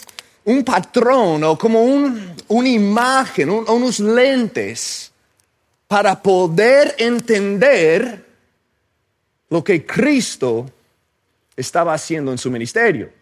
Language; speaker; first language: Spanish; non-native, fluent; English